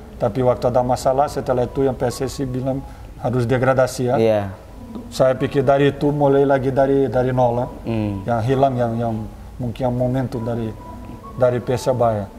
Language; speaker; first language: Indonesian; non-native, fluent; Portuguese